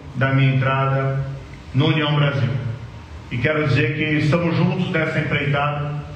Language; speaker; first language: Portuguese; native; Portuguese